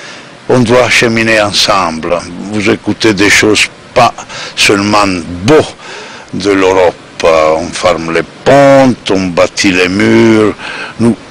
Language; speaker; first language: French; non-native, fluent; Italian